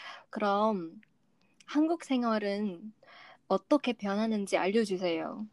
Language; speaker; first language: Korean; non-native, learner; English